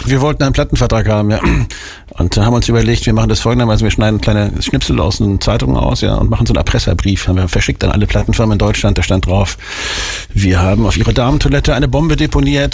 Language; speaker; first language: German; native; German